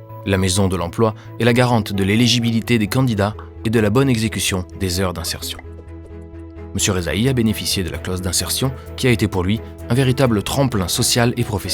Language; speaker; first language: French; native; French